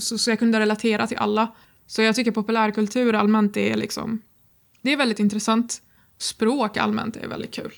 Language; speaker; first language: Swedish; non-native, fluent; Arabic